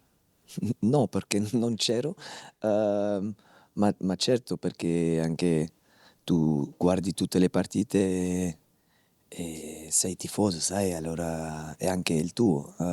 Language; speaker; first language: Italian; non-native, fluent; Dutch